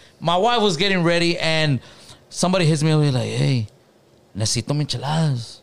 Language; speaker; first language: English; early bilingual, other home language; Spanish